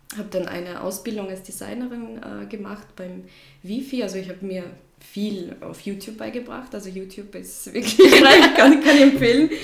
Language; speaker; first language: German; non-native, fluent; Russian